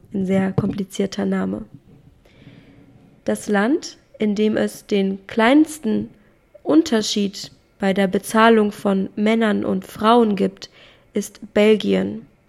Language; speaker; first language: German; native; German